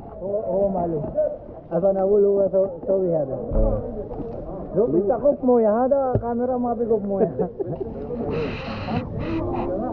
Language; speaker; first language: Arabic; non-native, learner; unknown